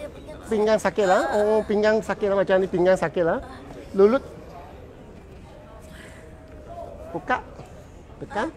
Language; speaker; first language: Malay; non-native, local second language; Chinese